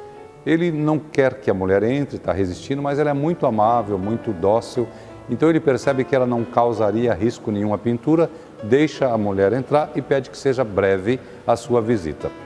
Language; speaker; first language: Portuguese; native; Portuguese